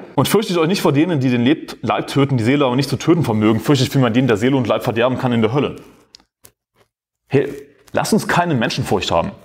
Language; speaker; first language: German; native; German